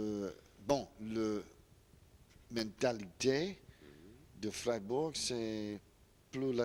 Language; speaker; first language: French; non-native, learner; English